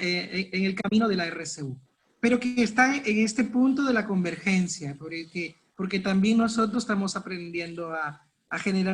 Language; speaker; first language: Spanish; native; Spanish